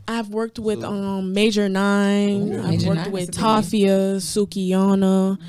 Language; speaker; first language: English; native; English